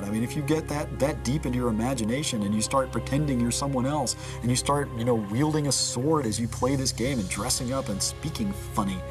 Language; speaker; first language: English; native; English